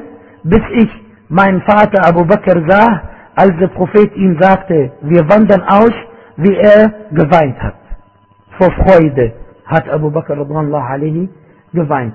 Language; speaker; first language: German; non-native, fluent; Arabic